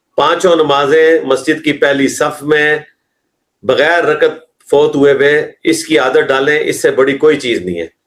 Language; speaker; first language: Urdu; non-native, local second language; Punjabi